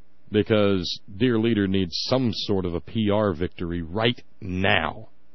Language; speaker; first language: English; native; English